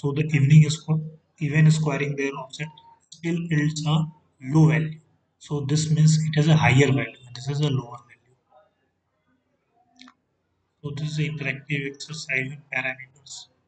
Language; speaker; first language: English; non-native, fluent; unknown